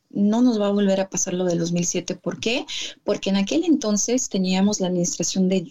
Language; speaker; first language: Spanish; native; Spanish